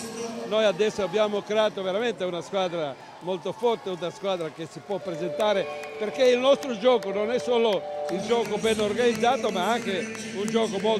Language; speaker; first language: Italian; non-native, fluent; Croatian